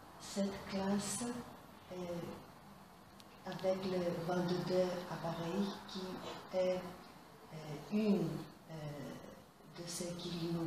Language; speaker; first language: French; non-native, fluent; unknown